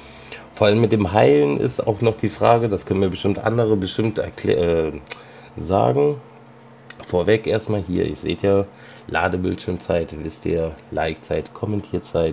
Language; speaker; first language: German; native; German